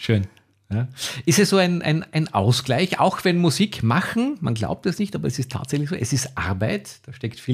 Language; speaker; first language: German; native; German